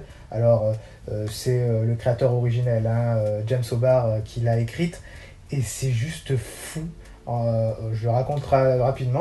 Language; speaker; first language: French; native; French